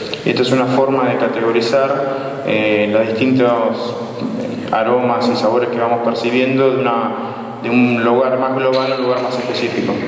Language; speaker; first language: Spanish; native; Spanish